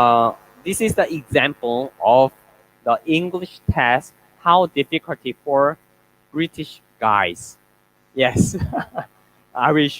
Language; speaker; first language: English; non-native, learner; Korean